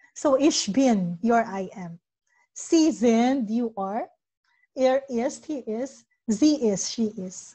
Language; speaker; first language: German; non-native, learner; Filipino